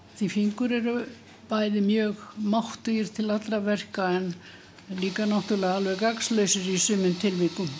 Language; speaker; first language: Icelandic; native; Icelandic